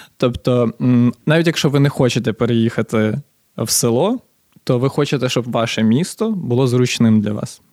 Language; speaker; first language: Ukrainian; native; Ukrainian